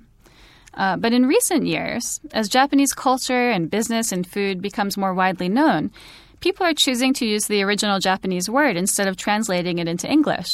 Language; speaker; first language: English; native; English